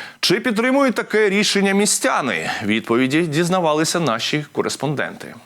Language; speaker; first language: Ukrainian; native; Ukrainian